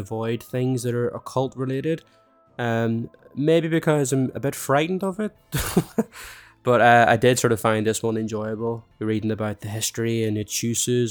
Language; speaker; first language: English; native; English